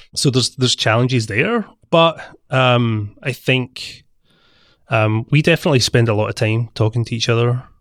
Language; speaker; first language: English; native; English